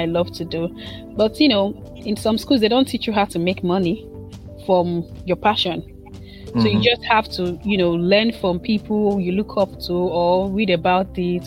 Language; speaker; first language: English; non-native, local second language; Igbo